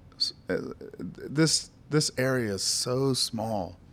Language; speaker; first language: English; native; English